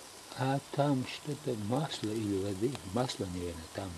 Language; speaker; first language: Russian; non-native, local second language; Uyghur